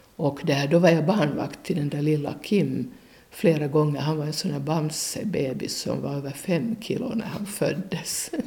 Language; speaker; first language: Swedish; native; Swedish